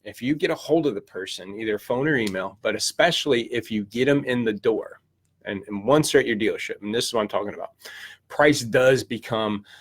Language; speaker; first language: English; native; English